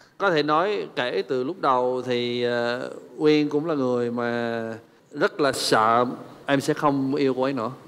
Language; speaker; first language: Vietnamese; non-native, fluent; English